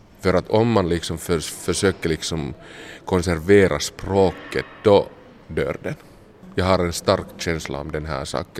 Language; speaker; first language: Swedish; non-native, local second language; Finnish